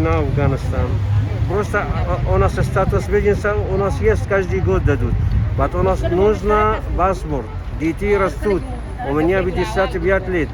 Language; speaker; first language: Russian; non-native, learner; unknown